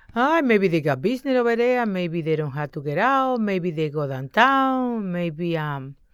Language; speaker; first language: English; non-native, learner; Spanish